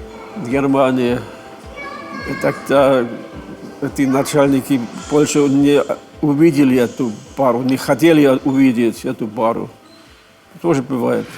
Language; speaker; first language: Russian; non-native, fluent; German